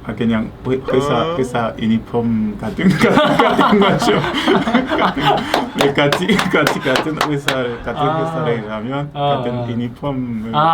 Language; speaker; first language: Korean; non-native, learner; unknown